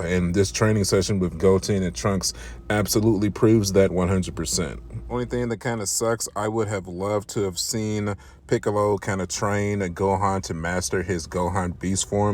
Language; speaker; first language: English; native; English